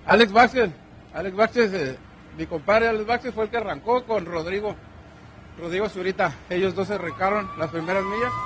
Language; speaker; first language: Spanish; native; Spanish